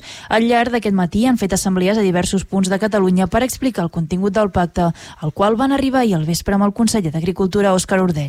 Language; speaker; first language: Catalan; native; Catalan